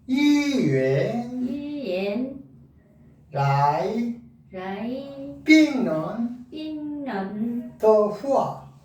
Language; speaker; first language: Chinese; non-native, learner; Korean